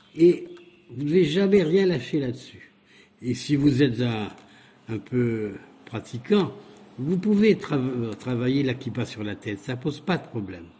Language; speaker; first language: French; native; French